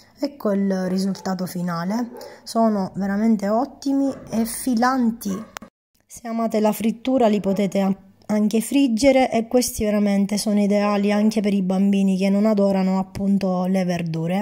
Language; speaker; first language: Italian; native; Italian